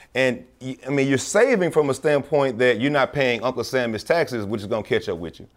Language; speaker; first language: English; native; English